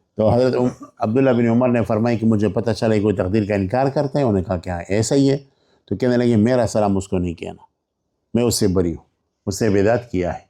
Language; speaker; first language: Urdu; non-native, local second language; Pashto